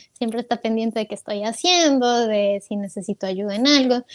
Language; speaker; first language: Spanish; native; Spanish